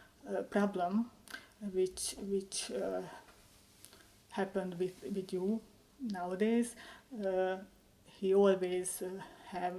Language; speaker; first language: English; non-native, learner; Hungarian